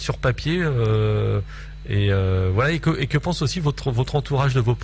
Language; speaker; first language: French; native; French